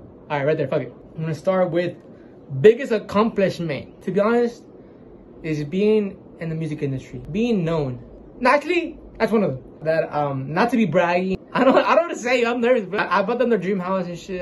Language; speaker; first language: English; early bilingual, other home language; Spanish